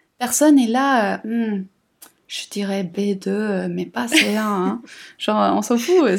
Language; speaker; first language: French; non-native, fluent; English